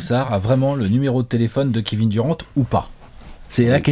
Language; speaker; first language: French; native; French